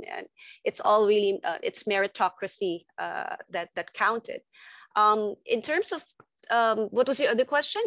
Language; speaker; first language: English; non-native, local second language; Filipino